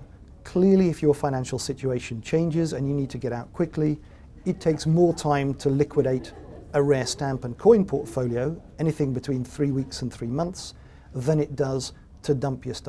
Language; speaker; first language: English; native; English